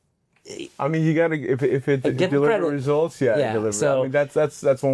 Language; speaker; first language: English; native; English